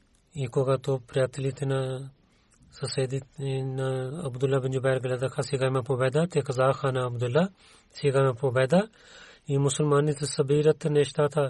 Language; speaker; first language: Bulgarian; non-native, learner; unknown